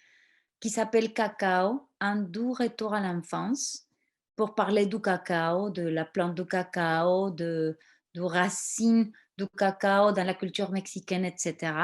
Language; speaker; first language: French; non-native, fluent; Spanish